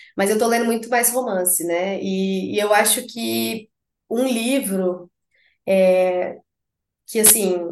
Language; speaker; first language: Portuguese; native; Portuguese